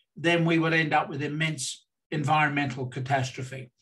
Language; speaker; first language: English; native; English